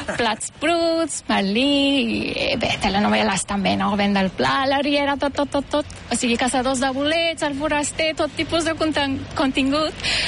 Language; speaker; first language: Catalan; non-native, fluent; Turkish